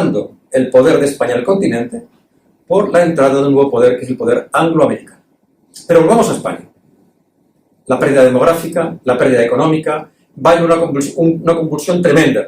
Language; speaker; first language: Spanish; native; Spanish